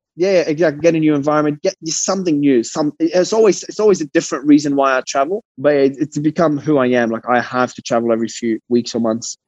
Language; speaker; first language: English; early bilingual, other home language; Arabic